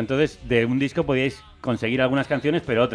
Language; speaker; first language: Spanish; native; Spanish